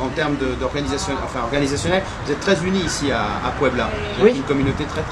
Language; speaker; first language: French; native; French